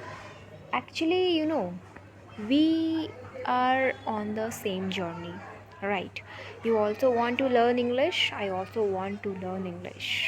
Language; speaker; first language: English; non-native, local second language; Hindi